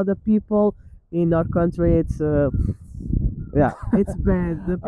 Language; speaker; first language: English; non-native, learner; Portuguese